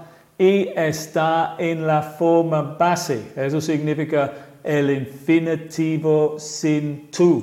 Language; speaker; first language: Spanish; non-native, fluent; English